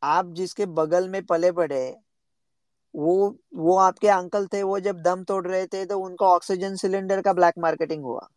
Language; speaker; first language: Hindi; non-native, local second language; Marathi